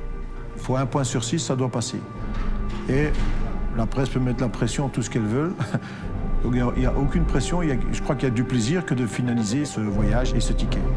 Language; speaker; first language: French; native; French